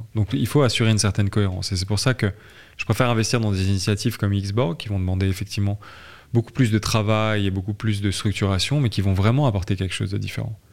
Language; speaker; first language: French; native; French